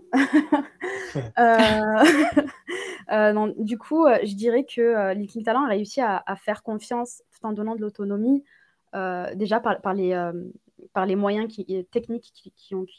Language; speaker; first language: French; native; French